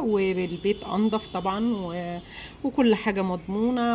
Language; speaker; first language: Arabic; native; Arabic